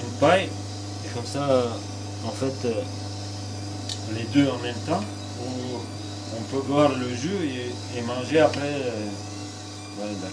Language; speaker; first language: French; non-native, fluent; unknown